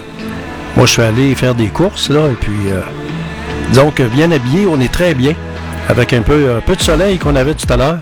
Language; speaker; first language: French; native; French